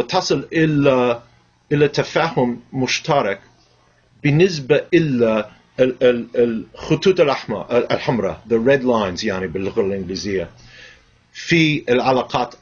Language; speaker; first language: Arabic; non-native, fluent; English